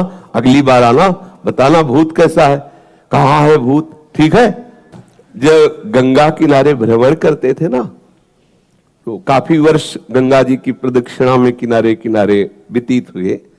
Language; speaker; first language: Hindi; native; Hindi